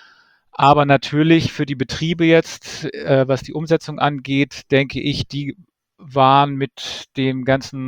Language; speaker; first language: German; native; German